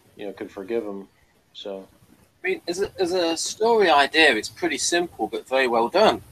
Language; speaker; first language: English; native; English